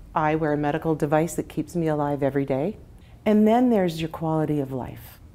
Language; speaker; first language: English; native; English